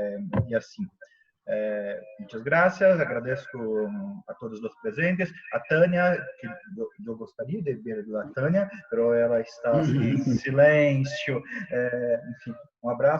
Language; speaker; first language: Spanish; non-native, fluent; Portuguese